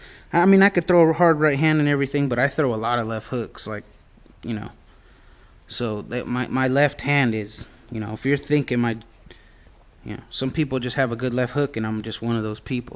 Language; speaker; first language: English; native; English